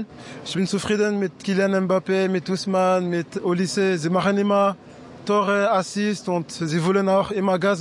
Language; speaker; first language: German; non-native, learner; French